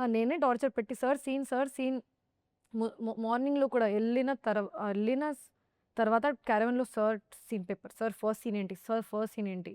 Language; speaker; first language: Telugu; non-native, fluent; Hindi